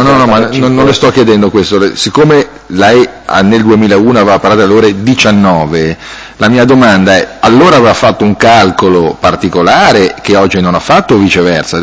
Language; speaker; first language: Italian; native; Italian